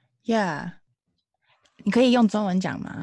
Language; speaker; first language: Chinese; early bilingual, heritage; Chinese